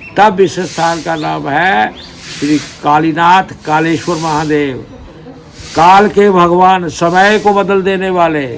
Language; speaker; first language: Hindi; native; Hindi